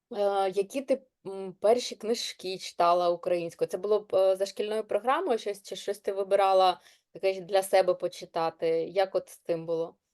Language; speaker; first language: Ukrainian; non-native, local second language; Russian